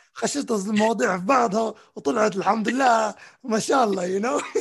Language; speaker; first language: Arabic; early bilingual, heritage; Arabic